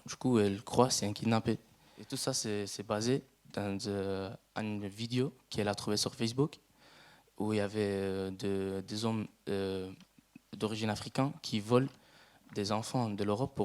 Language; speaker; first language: French; non-native, fluent; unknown